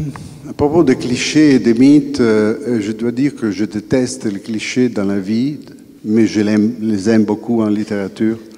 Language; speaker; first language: French; non-native, fluent; Italian